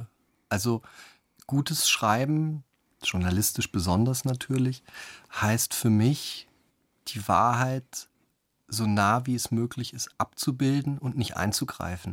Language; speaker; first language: German; native; German